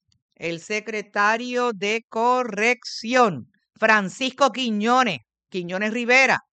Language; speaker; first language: Spanish; native; Spanish